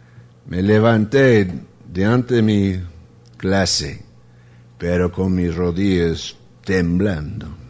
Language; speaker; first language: Spanish; non-native, fluent; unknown